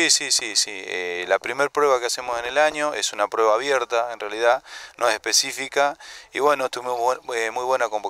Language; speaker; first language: Spanish; native; Spanish